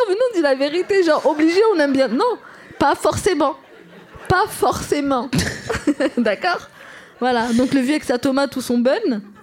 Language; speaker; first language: French; early bilingual, other home language; Arabic